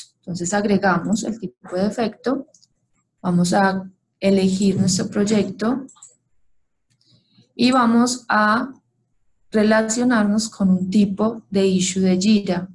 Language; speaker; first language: Spanish; native; Spanish